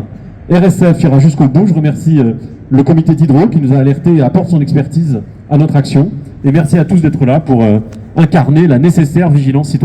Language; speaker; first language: French; native; French